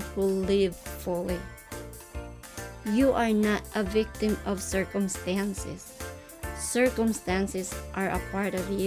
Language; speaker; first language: English; non-native, local second language; Filipino